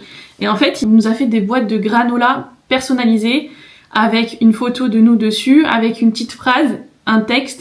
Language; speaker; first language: French; native; French